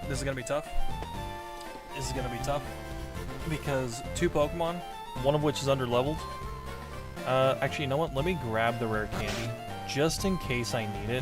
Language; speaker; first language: English; native; English